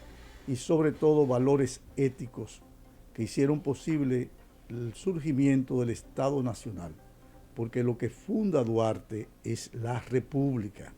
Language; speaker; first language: Spanish; native; Spanish